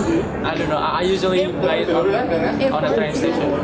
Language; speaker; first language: English; non-native, learner; Indonesian